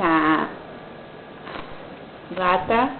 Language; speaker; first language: Greek; non-native, learner; English